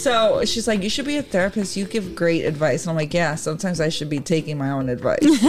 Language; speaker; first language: English; early bilingual, other home language; Spanish